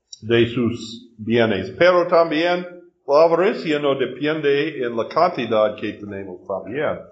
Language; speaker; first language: Spanish; non-native, learner; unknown